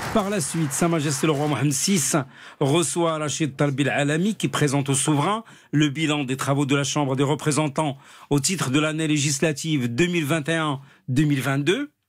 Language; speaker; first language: French; non-native, local second language; Arabic